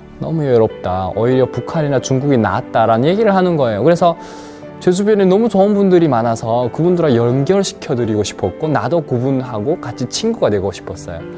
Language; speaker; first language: Korean; native; Korean